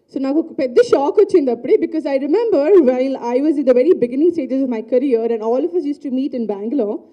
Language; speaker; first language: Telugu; non-native, learner; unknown